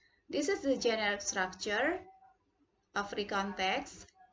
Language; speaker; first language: English; non-native, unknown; Indonesian